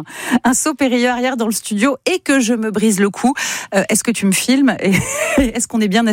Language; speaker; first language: French; native; French